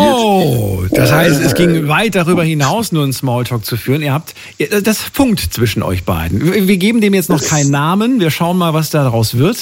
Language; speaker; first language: German; native; German